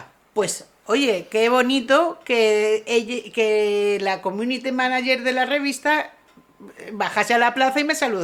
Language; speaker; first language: Spanish; native; Spanish